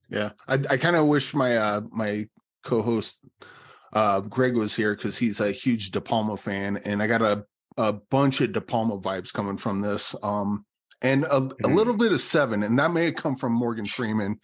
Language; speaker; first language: English; native; English